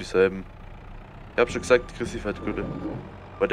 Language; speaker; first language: German; native; German